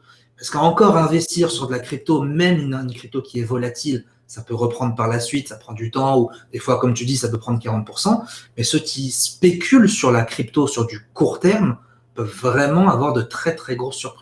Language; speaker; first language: French; native; French